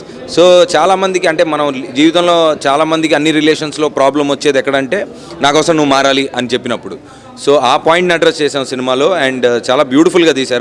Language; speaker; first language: Telugu; native; Telugu